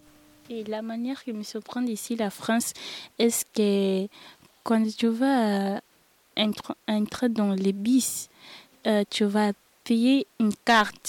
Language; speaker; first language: French; non-native, learner; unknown